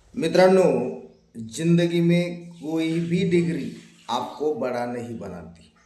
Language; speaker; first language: Hindi; non-native, local second language; Marathi